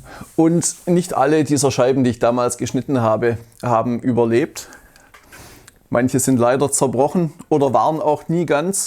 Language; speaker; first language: German; native; German